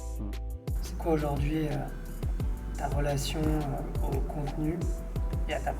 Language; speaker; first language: French; native; French